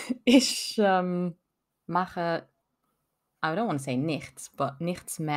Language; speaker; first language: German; non-native, learner; French